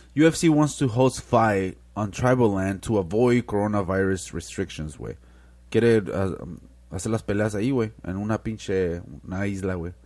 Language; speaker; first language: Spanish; early bilingual, heritage; Spanish